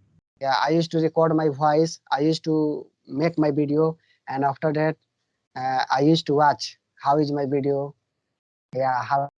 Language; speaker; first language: English; non-native, learner; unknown